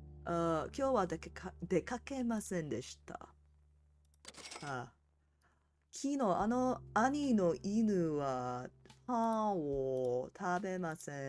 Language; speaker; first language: Japanese; non-native, learner; English